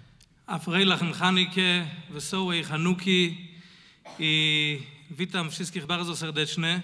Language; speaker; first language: Polish; non-native, learner; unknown